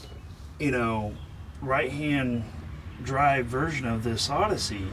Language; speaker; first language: English; native; English